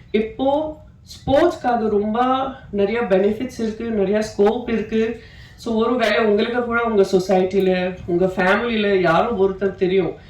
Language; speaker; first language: Tamil; non-native, fluent; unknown